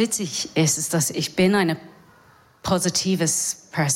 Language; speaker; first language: German; non-native, fluent; English